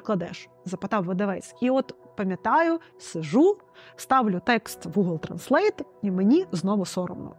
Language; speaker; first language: Ukrainian; non-native, local second language; Russian